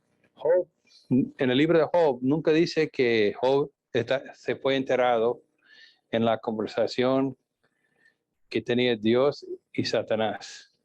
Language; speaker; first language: Spanish; non-native, fluent; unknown